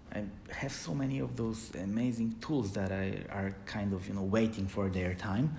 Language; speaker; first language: English; non-native, fluent; Polish